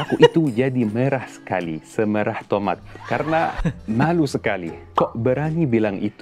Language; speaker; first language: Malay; non-native, fluent; Arabic